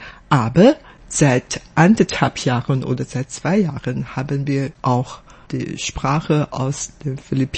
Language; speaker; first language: German; non-native, fluent; Chinese